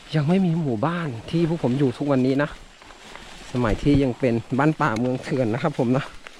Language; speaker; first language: Thai; non-native, local second language; Karen languages